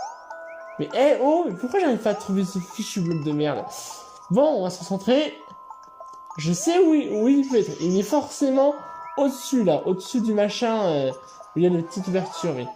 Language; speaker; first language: French; native; French